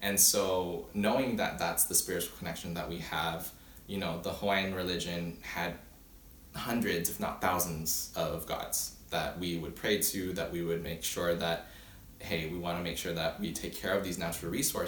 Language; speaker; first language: English; early bilingual, other home language; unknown